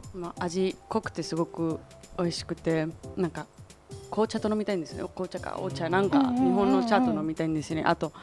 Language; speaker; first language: Japanese; non-native, fluent; Spanish